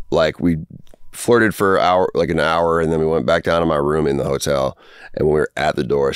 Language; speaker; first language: English; native; English